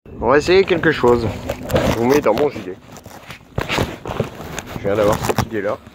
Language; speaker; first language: French; native; French